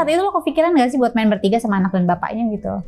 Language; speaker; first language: Indonesian; native; Indonesian